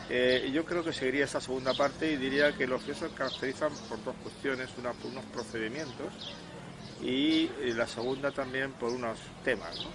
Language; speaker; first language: Spanish; native; Spanish